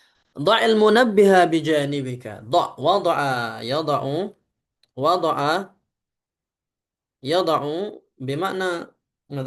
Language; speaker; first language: Arabic; non-native, fluent; Indonesian